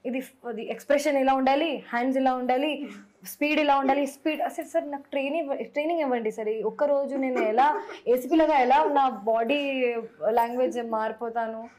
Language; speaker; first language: Telugu; non-native, learner; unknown